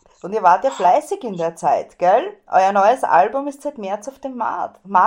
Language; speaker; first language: German; native; German